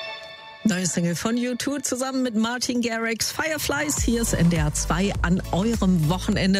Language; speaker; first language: German; native; German